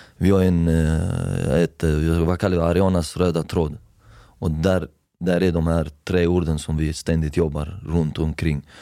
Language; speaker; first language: Swedish; early bilingual, other home language; Persian